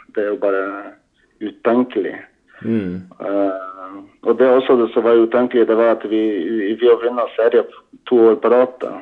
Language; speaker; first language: Norwegian; non-native, fluent; Tibetan